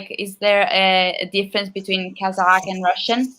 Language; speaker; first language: English; non-native, fluent; Italian